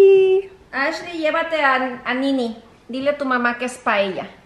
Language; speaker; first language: Spanish; native; Spanish